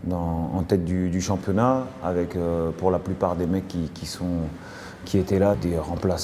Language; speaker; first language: French; native; French